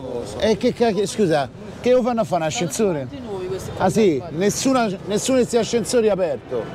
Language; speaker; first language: Italian; native; Italian